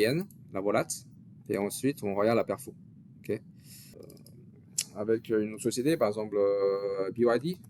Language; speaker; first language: French; native; French